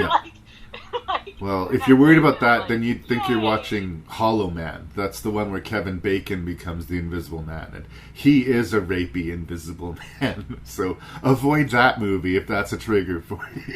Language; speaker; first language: English; native; English